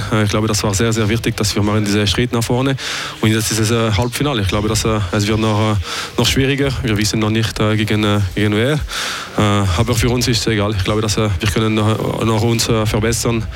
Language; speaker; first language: German; non-native, local second language; French